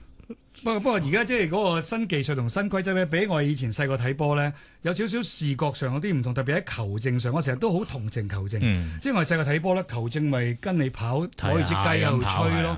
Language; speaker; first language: Cantonese; native; Cantonese